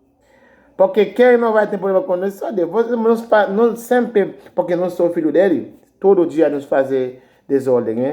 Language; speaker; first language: Portuguese; non-native, learner; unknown